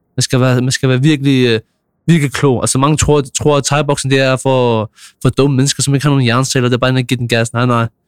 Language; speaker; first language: Danish; early bilingual, other home language; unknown